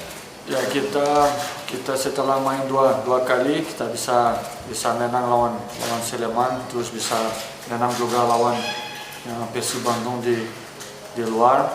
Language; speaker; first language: Indonesian; non-native, fluent; Portuguese